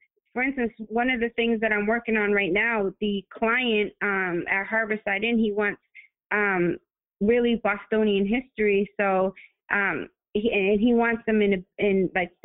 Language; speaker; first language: English; native; English